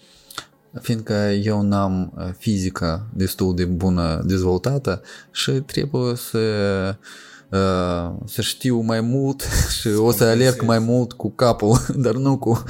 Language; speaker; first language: Romanian; non-native, local second language; Russian